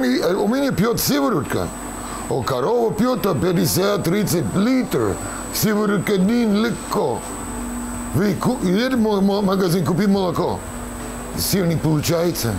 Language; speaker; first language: Russian; non-native, learner; English